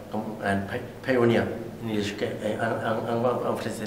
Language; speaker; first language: French; non-native, learner; Lao